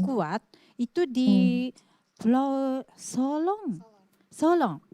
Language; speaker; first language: Indonesian; non-native, fluent; Japanese